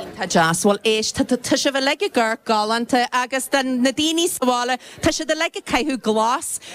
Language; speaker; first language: Irish; native; Irish